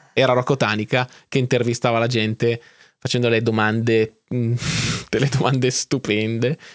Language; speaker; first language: Italian; native; Italian